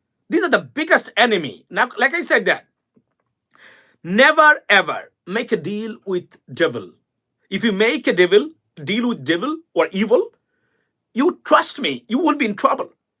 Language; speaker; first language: English; non-native, local second language; Bangla